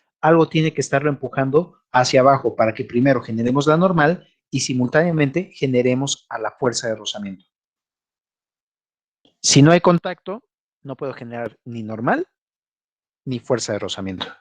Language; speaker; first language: Spanish; native; Spanish